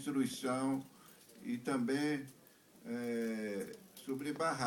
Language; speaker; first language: Portuguese; non-native, local second language; Kayapó